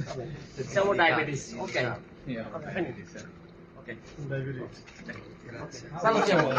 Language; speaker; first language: Italian; non-native, learner; Bangla